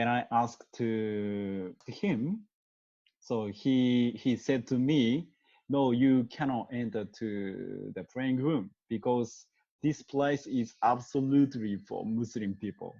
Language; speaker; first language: English; non-native, learner; Japanese